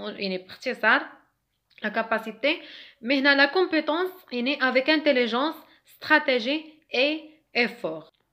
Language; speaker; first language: French; non-native, local second language; Arabic